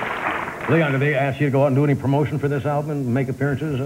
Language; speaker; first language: English; native; English